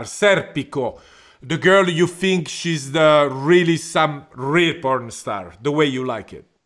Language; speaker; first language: English; non-native, fluent; Italian